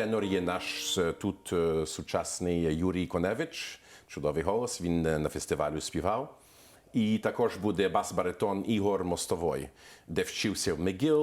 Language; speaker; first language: Ukrainian; early bilingual, heritage; Ukrainian